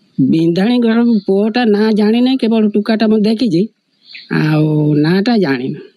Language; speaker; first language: Odia; non-native, local second language; Santali